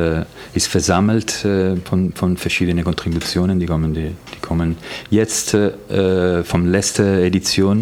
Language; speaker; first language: German; non-native, fluent; Italian